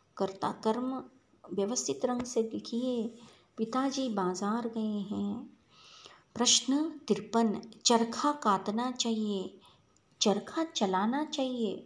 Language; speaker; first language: Hindi; non-native, local second language; Kannada